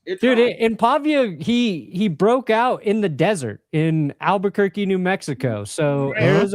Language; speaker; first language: English; native; English